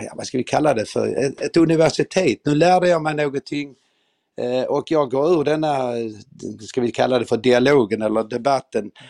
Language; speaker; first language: Swedish; native; Swedish